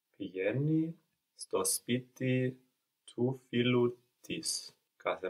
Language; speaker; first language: Greek; non-native, learner; English